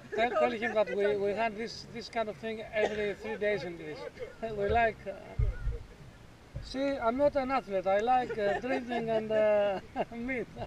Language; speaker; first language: English; non-native, learner; Greek